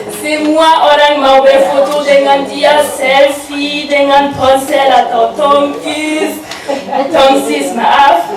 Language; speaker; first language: Indonesian; non-native, learner; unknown